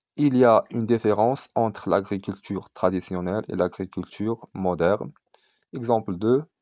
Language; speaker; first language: French; non-native, local second language; Arabic